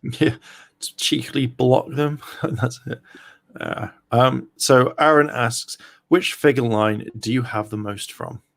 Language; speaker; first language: English; native; English